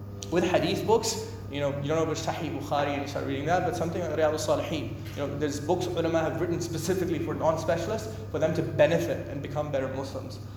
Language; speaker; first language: English; native; English